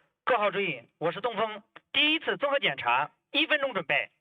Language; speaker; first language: Chinese; native; Chinese